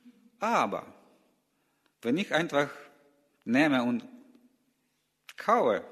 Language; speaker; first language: German; non-native, learner; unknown